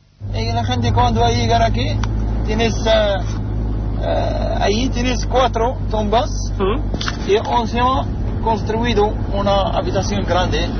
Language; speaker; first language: Spanish; non-native, learner; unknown